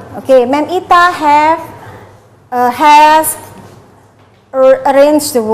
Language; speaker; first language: English; non-native, learner; Indonesian